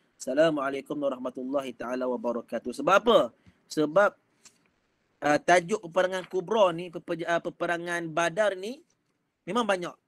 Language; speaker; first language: Malay; native; Malay